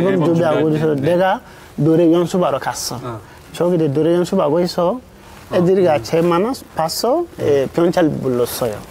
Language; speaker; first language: Korean; non-native, learner; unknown